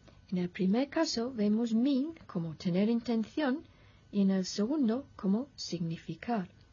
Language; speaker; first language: Spanish; native; Spanish